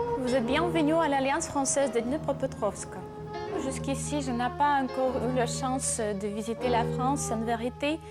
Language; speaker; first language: French; non-native, fluent; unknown